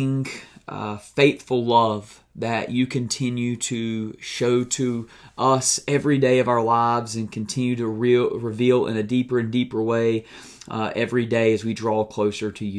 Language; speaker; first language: English; native; English